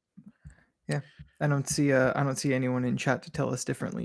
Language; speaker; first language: English; native; English